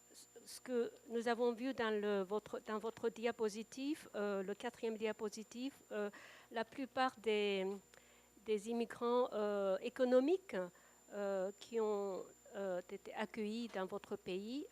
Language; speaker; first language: French; non-native, fluent; Japanese